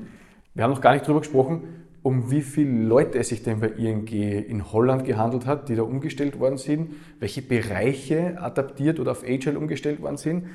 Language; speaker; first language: German; native; German